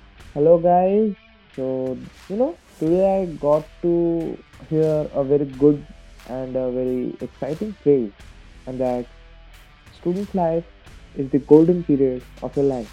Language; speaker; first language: English; non-native, local second language; Hindi